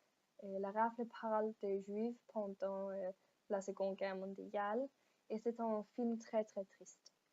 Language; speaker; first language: French; non-native, learner; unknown